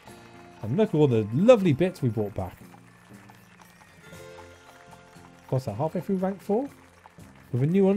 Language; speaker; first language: English; native; English